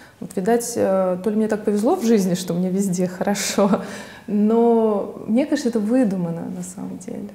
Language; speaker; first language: Russian; native; Russian